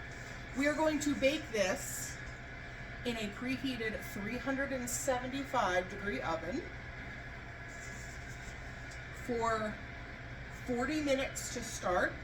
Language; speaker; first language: English; native; English